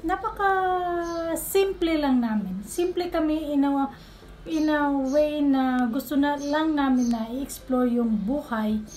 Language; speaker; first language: Filipino; non-native, local second language; Cebuano